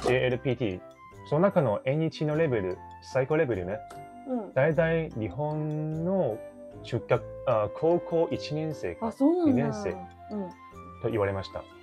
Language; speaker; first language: Japanese; non-native, learner; Cantonese